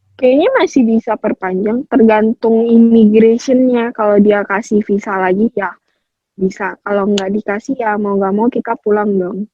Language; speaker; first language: Indonesian; native; Indonesian